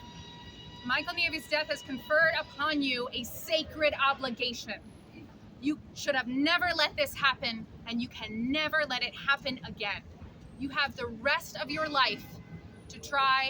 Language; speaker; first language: English; native; English